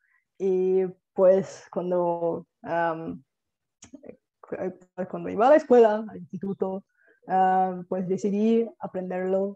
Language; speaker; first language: Spanish; non-native, fluent; Bulgarian